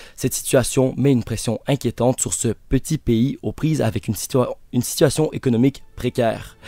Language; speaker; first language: French; native; French